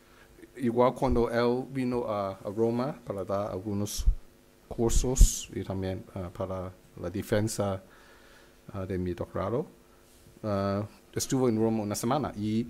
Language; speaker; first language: Spanish; non-native, fluent; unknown